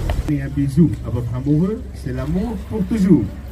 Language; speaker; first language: French; non-native, fluent; Dutch